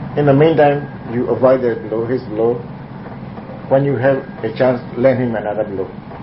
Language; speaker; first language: English; non-native, fluent; Burmese